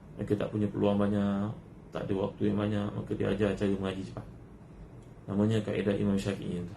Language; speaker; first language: Malay; native; Malay